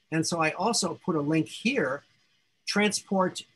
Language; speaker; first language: English; native; English